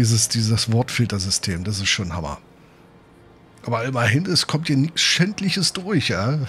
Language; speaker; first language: German; native; German